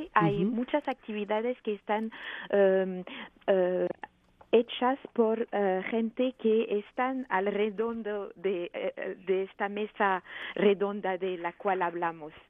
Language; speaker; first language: Spanish; non-native, fluent; French